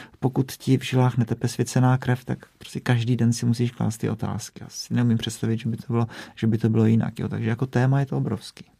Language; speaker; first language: Czech; native; Czech